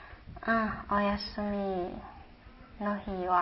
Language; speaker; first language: Japanese; non-native, learner; Chinese